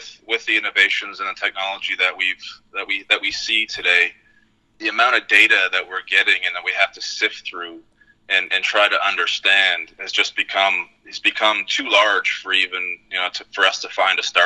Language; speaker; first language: English; native; English